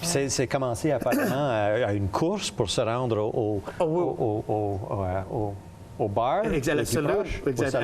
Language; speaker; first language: French; native; French